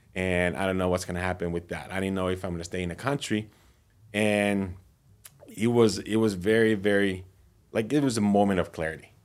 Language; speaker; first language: English; non-native, fluent; Finnish